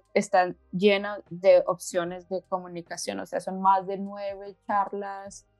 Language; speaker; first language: Spanish; native; Spanish